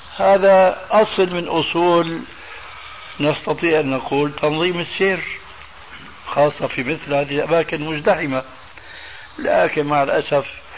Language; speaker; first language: Arabic; early bilingual, other home language; Albanian